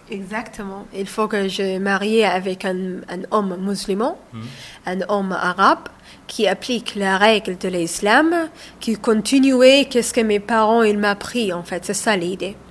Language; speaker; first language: French; non-native, learner; Somali